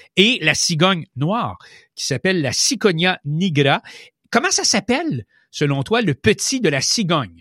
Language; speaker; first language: French; native; French